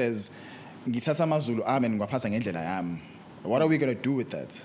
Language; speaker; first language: English; non-native, local second language; Zulu